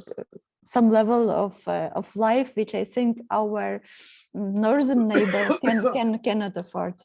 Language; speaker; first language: English; non-native, fluent; Ukrainian